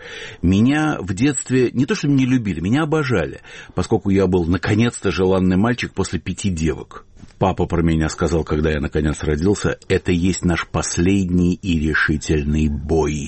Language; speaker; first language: Russian; native; Russian